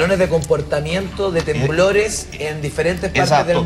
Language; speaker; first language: Spanish; native; Spanish